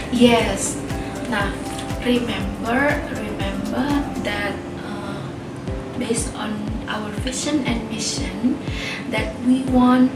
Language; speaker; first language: English; non-native, fluent; Indonesian